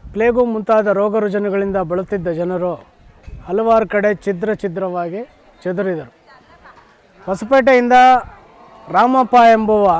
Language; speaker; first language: Kannada; native; Kannada